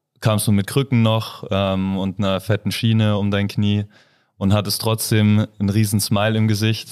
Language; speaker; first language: German; native; German